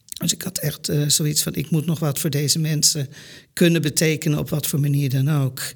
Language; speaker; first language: Dutch; native; Dutch